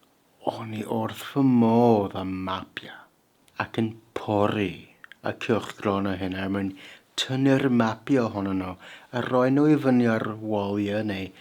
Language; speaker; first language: Welsh; non-native, fluent; English